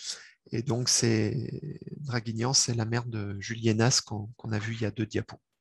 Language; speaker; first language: French; native; French